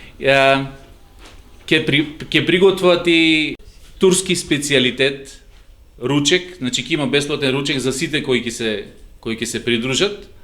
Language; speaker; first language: Macedonian; native; Macedonian